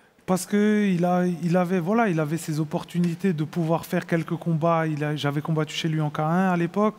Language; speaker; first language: French; native; French